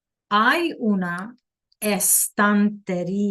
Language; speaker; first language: Spanish; non-native, fluent; English